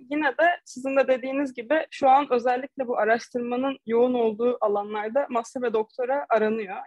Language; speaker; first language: Turkish; native; Turkish